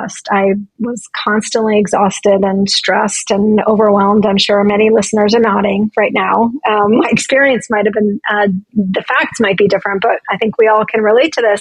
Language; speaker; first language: English; non-native, fluent; Russian